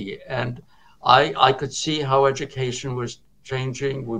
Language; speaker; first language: English; native; English